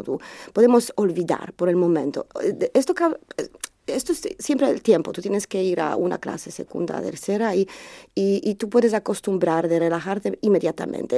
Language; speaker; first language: Spanish; non-native, learner; Polish